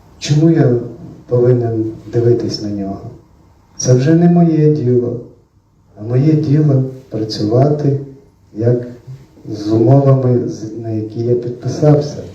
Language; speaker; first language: Ukrainian; non-native, local second language; Russian